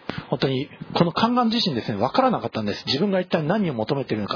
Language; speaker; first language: Japanese; native; Japanese